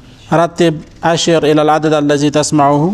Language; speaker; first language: Arabic; non-native, fluent; Urdu